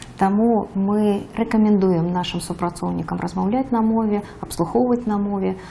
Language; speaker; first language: Belarusian; non-native, local second language; Russian